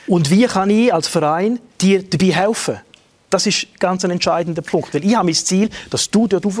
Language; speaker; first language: German; native; German